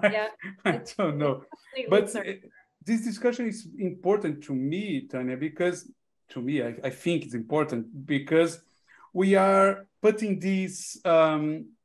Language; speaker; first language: English; non-native, learner; Portuguese